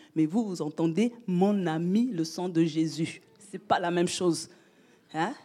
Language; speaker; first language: French; native; French